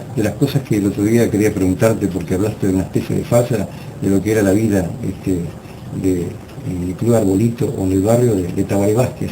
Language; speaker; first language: Spanish; native; Spanish